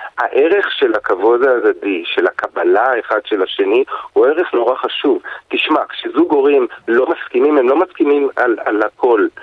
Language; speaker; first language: Hebrew; native; Hebrew